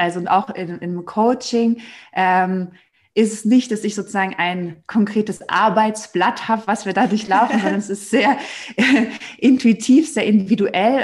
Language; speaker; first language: German; native; German